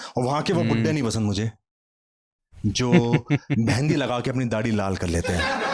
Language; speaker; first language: Hindi; native; Hindi